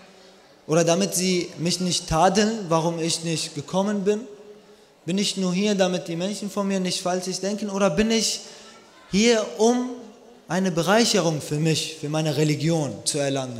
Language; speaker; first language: German; native; German